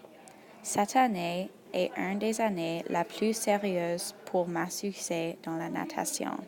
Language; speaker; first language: French; non-native, local second language; English